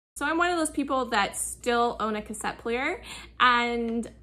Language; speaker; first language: English; native; English